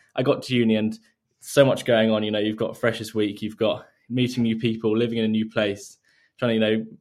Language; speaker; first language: English; native; English